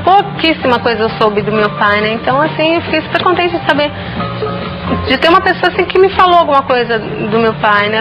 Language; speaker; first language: Portuguese; native; Portuguese